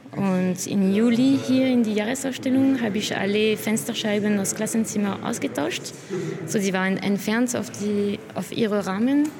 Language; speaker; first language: German; non-native, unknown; French